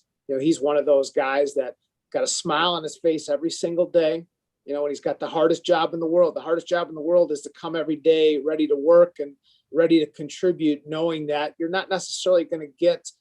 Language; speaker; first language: English; native; English